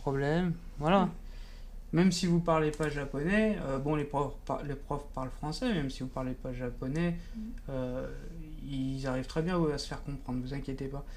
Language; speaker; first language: French; native; French